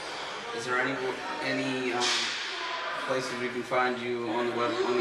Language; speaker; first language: English; native; English